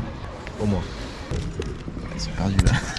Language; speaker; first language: French; native; French